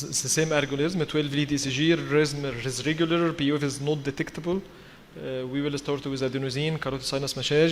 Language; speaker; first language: English; non-native, fluent; Arabic